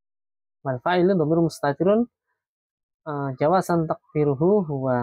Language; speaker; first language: Arabic; non-native, fluent; Indonesian